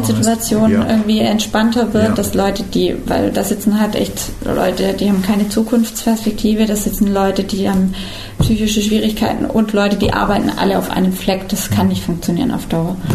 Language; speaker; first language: German; native; German